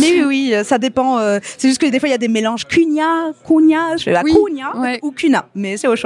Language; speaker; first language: French; native; French